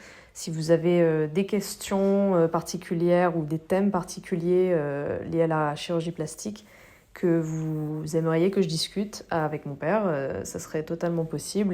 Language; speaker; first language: French; native; French